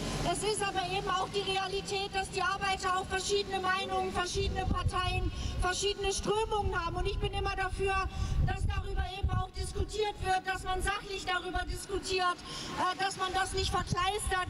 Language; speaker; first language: German; native; German